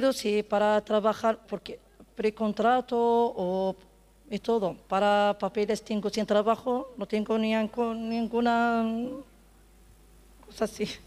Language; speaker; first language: Spanish; non-native, learner; Arabic